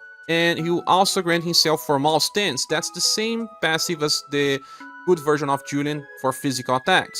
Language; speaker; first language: English; non-native, fluent; Portuguese